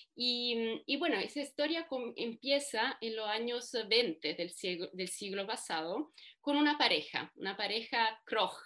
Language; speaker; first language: Spanish; non-native, fluent; Italian